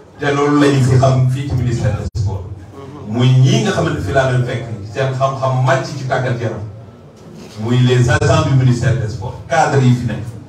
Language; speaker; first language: Wolof; non-native, local second language; Serer